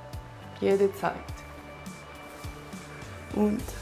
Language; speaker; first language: German; non-native, learner; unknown